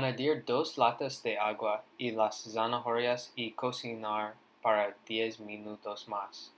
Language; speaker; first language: Spanish; non-native, learner; English